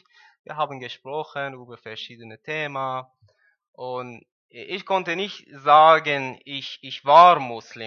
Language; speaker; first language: German; non-native, learner; Persian